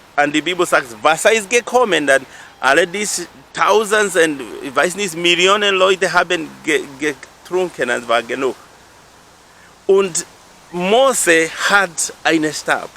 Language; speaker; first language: German; non-native, learner; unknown